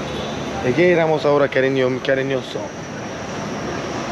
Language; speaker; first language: Spanish; non-native, learner; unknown